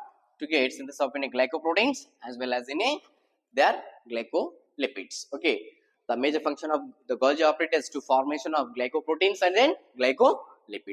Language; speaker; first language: English; non-native, local second language; Telugu